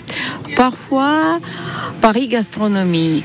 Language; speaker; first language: French; non-native, fluent; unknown